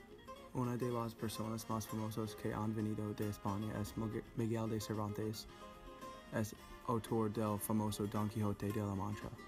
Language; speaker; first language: Spanish; non-native, learner; English